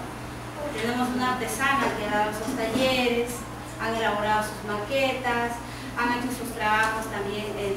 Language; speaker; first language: Spanish; native; Spanish